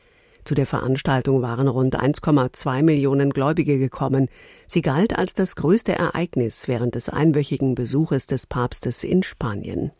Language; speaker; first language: German; native; German